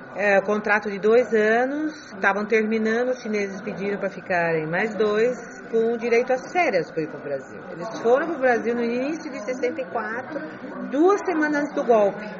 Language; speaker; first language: Portuguese; early bilingual, heritage; Portuguese